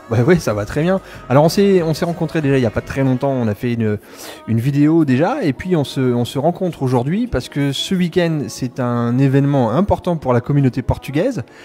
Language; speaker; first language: French; native; French